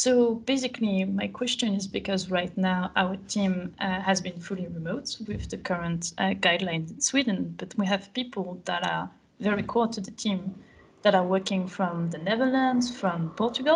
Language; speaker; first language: English; non-native, fluent; French